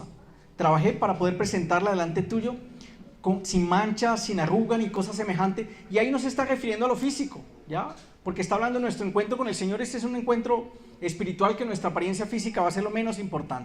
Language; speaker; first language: Spanish; native; Spanish